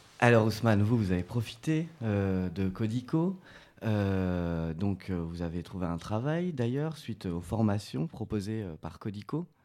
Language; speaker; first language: French; native; French